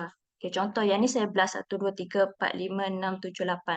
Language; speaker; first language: Malay; native; Malay